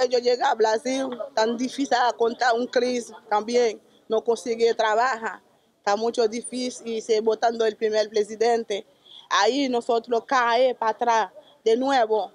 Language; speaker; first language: Spanish; non-native, learner; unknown